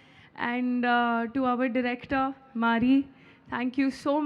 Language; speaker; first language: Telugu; non-native, learner; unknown